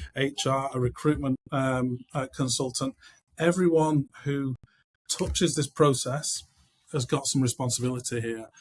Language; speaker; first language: English; native; English